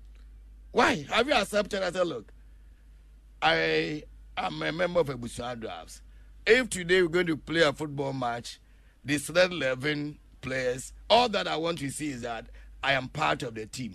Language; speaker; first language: English; non-native, local second language; Akan